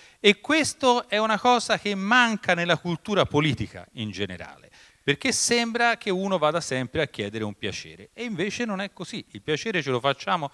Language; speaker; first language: Italian; native; Italian